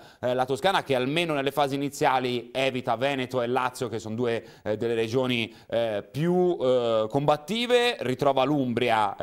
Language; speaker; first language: Italian; native; Italian